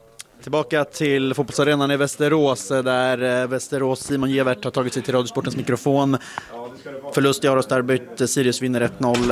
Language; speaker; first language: Swedish; native; Swedish